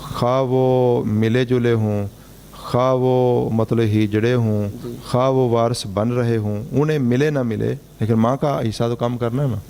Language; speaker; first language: Urdu; non-native, local second language; Punjabi